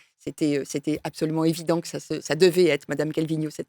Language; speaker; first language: French; native; French